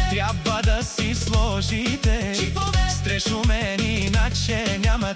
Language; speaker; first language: Bulgarian; non-native, local second language; Romany